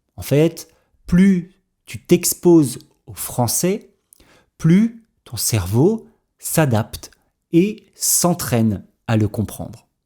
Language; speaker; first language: French; native; French